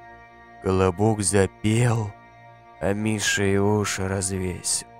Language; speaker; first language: Russian; native; Russian